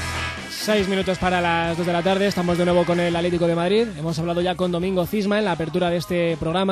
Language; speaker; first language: Spanish; native; Spanish